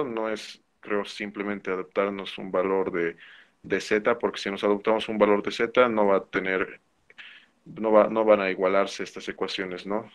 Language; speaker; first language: Spanish; native; Spanish